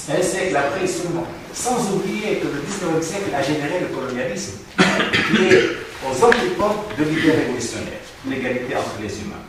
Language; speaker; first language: French; non-native, fluent; Arabic